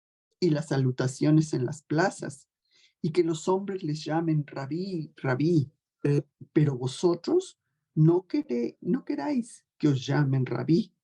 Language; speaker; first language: Spanish; native; Spanish